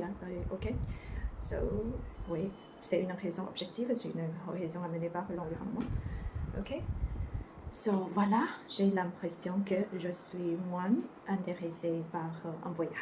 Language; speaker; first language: French; non-native, learner; Chinese